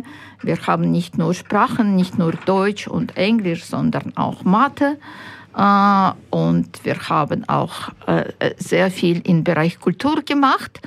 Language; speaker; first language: German; non-native, fluent; Ukrainian